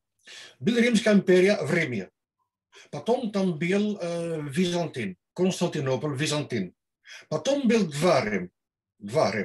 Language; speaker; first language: Russian; non-native, fluent; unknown